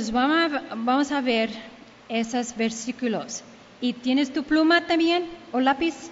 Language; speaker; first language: Spanish; early bilingual, heritage; Spanish